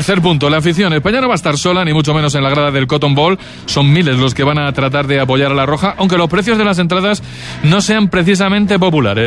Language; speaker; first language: Spanish; native; Spanish